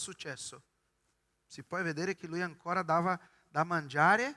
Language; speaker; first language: Italian; non-native, fluent; Portuguese